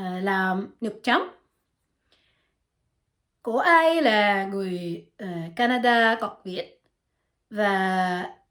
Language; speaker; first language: Vietnamese; non-native, learner; French